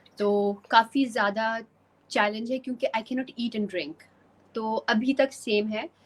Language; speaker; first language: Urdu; native; Urdu